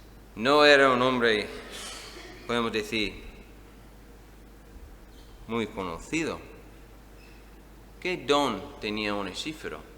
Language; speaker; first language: Spanish; non-native, fluent; English